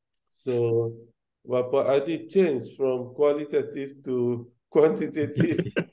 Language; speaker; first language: English; non-native, local second language; Malay